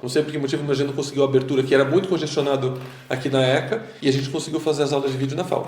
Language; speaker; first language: Portuguese; native; Portuguese